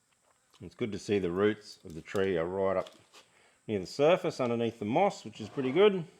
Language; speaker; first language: English; native; English